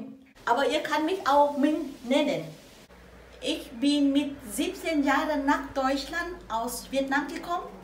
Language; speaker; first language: German; non-native, learner; Vietnamese